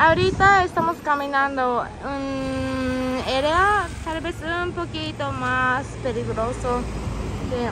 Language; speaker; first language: Spanish; non-native, learner; Japanese